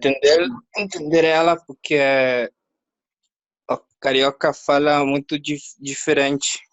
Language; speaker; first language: Portuguese; non-native, learner; Spanish